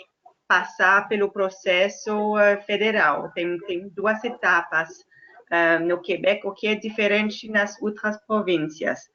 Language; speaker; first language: Portuguese; non-native, fluent; French